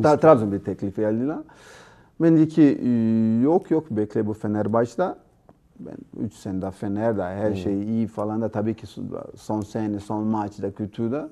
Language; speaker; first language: Turkish; non-native, learner; Portuguese